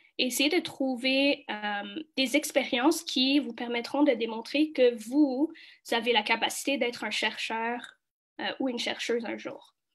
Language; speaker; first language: French; early bilingual, other home language; Kinyarwanda